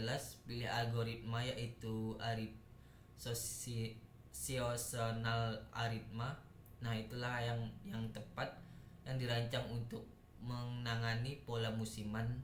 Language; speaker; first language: Indonesian; native; Indonesian